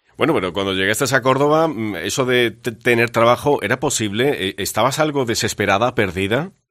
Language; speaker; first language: Spanish; native; Spanish